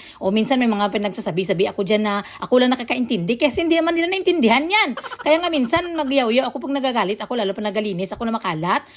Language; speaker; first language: Filipino; non-native, local second language; Hiligaynon